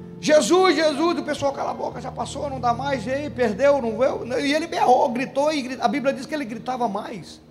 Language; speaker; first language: Portuguese; native; Portuguese